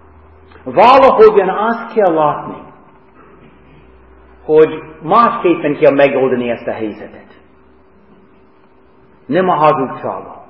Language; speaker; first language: Hungarian; non-native, fluent; English